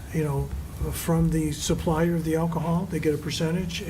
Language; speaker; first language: English; native; English